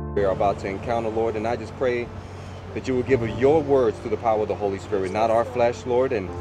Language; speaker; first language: English; early bilingual, other home language; Spanish